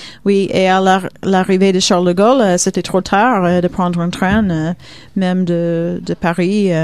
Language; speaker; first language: French; non-native, fluent; Swedish